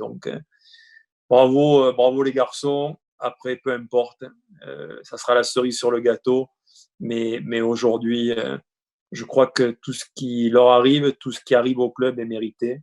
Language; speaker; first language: French; native; French